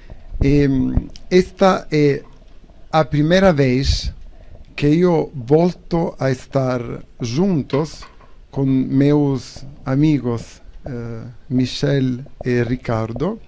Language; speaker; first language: Portuguese; non-native, learner; Italian